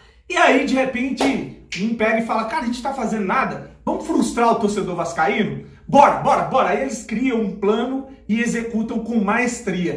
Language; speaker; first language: Portuguese; native; Portuguese